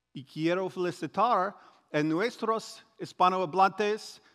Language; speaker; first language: Spanish; non-native, learner; English